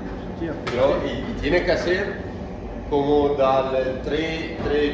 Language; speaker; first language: Spanish; non-native, learner; Italian